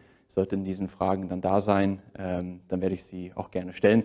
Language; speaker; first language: German; native; German